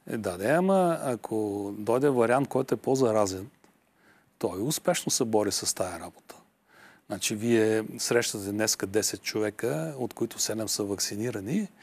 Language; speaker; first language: Bulgarian; native; Bulgarian